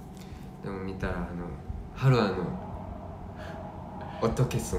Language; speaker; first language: Japanese; non-native, fluent; Korean